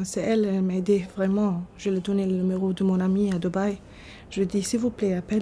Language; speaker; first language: French; non-native, learner; Arabic